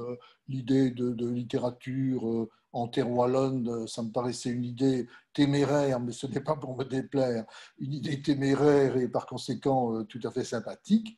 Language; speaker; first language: French; native; French